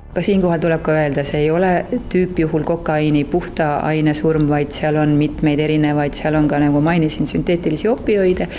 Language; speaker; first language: Estonian; native; Estonian